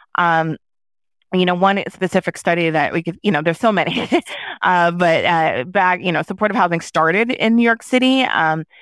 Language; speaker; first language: English; early bilingual, other home language; Haitian Creole